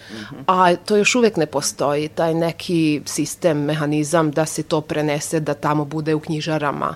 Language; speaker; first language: Serbian; non-native, local second language; Hungarian